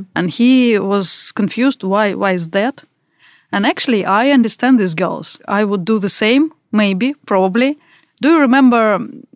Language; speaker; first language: English; non-native, fluent; Russian